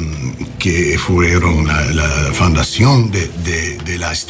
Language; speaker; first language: Spanish; non-native, learner; English